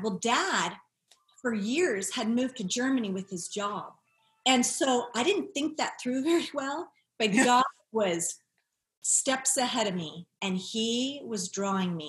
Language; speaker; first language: English; native; English